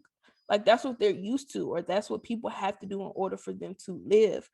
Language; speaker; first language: English; native; English